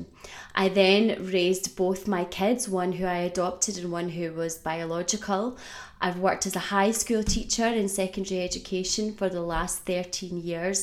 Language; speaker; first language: English; native; English